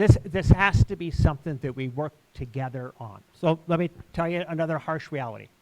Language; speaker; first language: English; native; English